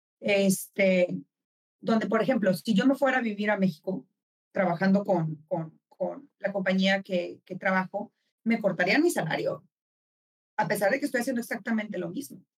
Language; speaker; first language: Spanish; native; Spanish